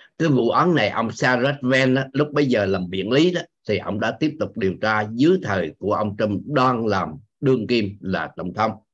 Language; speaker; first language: Vietnamese; native; Vietnamese